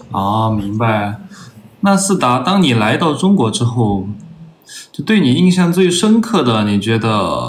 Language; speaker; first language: Chinese; native; Chinese